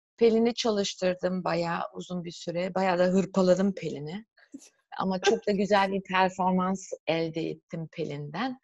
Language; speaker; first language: Turkish; early bilingual, heritage; Turkish